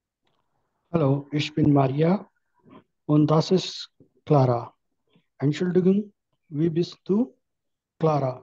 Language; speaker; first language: German; non-native, learner; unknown